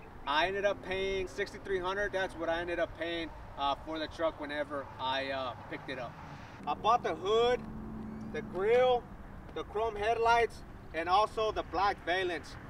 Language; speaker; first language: English; early bilingual, other home language; Spanish